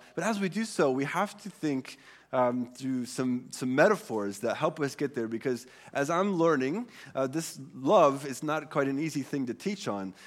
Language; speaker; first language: English; early bilingual, other home language; Swedish